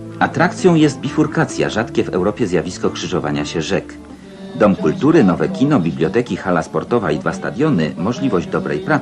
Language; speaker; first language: Polish; native; Polish